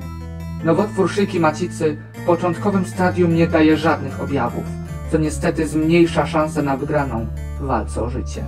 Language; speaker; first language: Polish; native; Polish